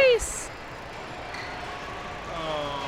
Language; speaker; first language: English; native; English